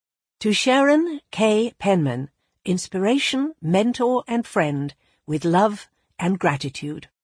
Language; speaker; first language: English; native; English